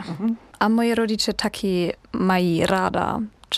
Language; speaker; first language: Czech; non-native, learner; German